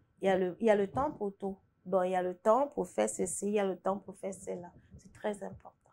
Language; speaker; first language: French; non-native, fluent; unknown